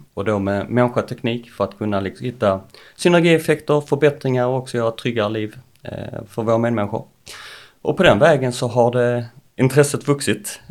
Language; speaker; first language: Swedish; native; Swedish